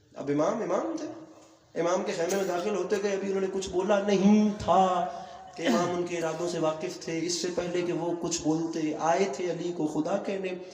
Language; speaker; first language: Urdu; non-native, local second language; Punjabi